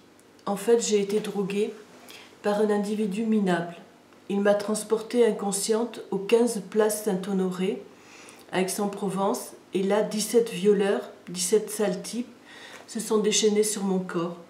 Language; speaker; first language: French; native; French